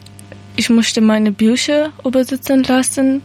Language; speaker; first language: German; non-native, learner; Persian